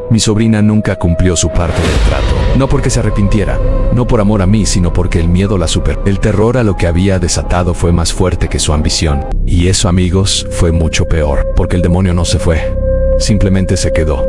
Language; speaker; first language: Spanish; native; Spanish